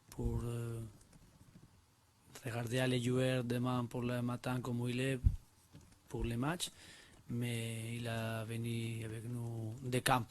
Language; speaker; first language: French; non-native, learner; Spanish